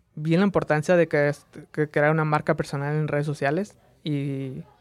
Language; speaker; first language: Spanish; early bilingual, heritage; Spanish